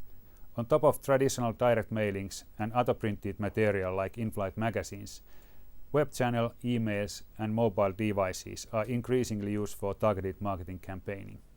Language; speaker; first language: English; non-native, fluent; Finnish